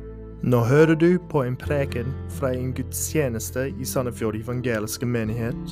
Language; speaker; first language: Norwegian; native; Norwegian